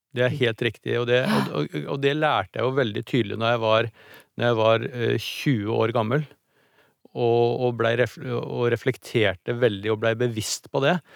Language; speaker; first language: Norwegian; native; Norwegian